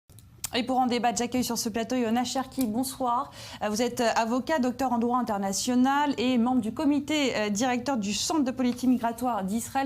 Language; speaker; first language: French; native; French